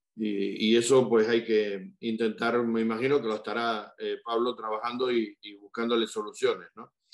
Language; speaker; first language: Spanish; native; Spanish